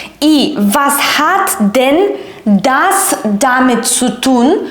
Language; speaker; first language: German; non-native, fluent; Ukrainian